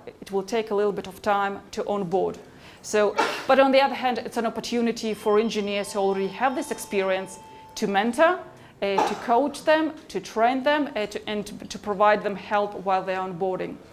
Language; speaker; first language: English; non-native, fluent; Hebrew